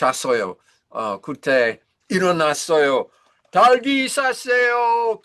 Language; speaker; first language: Korean; non-native, learner; English